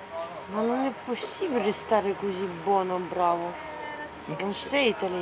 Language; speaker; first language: Italian; non-native, learner; Bulgarian